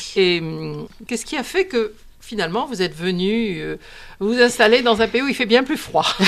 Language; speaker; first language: French; native; French